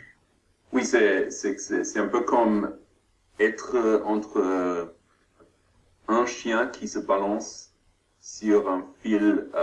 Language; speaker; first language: French; non-native, learner; German